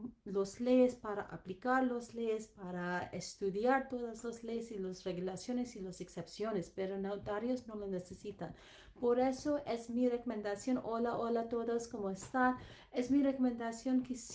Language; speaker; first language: Spanish; non-native, learner; English